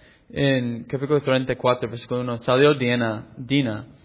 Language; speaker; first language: Spanish; non-native, fluent; English